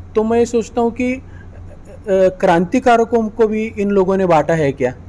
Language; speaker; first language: Hindi; non-native, local second language; Marathi